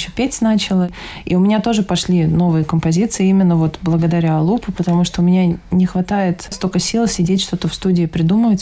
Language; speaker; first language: Russian; native; Russian